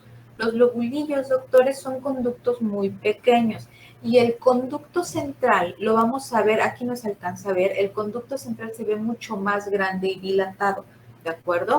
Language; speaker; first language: Spanish; native; Spanish